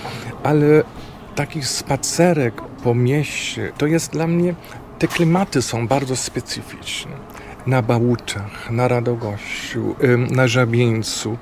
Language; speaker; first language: Polish; non-native, fluent; German